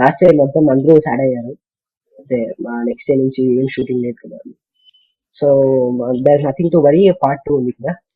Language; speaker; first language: Telugu; non-native, learner; Kannada